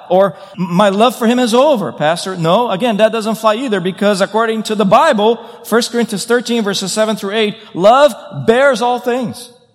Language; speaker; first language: English; non-native, fluent; Portuguese